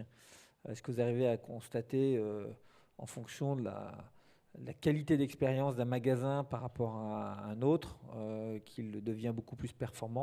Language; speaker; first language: French; native; French